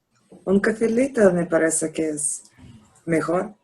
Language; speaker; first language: Spanish; non-native, learner; Russian